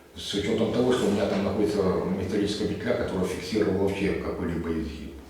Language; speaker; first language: Russian; native; Russian